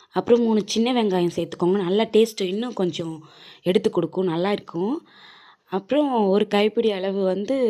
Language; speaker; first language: Tamil; native; Tamil